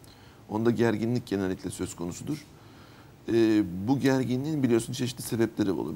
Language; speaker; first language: Turkish; native; Turkish